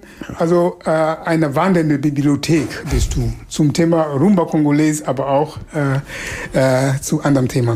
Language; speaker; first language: German; non-native, fluent; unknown